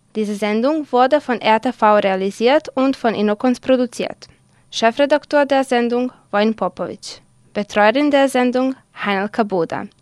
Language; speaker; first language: German; non-native, fluent; Serbian